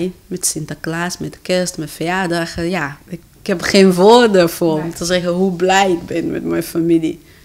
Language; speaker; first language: Dutch; non-native, fluent; Kinyarwanda